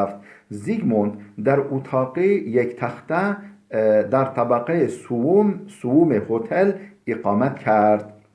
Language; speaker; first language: Persian; non-native, fluent; Turkish